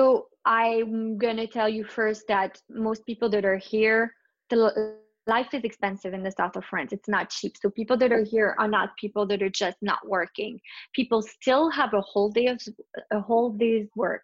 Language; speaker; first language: English; native; English